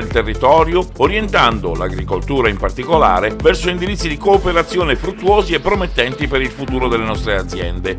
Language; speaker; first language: Italian; native; Italian